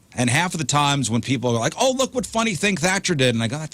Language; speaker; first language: English; native; English